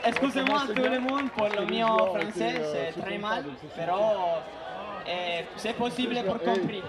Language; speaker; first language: French; non-native, learner; Spanish